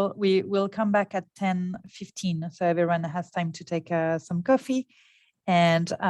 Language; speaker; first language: English; non-native, fluent; French